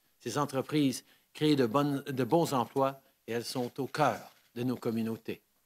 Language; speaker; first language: French; early bilingual, heritage; French